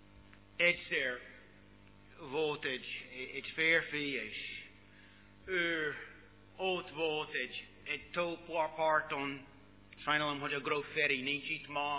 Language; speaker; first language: Hungarian; non-native, learner; English